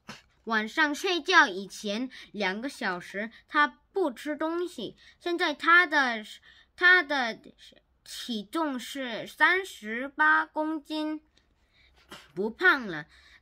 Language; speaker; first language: Chinese; non-native, learner; Korean